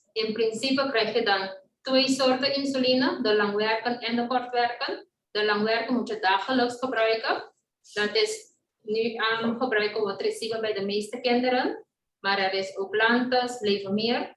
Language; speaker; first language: Dutch; non-native, local second language; Papiamento